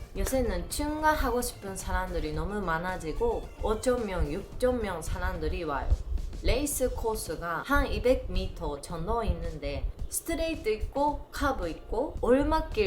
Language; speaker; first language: Korean; non-native, learner; Japanese